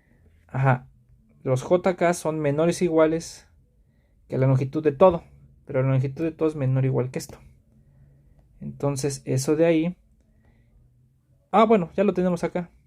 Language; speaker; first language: Spanish; native; Spanish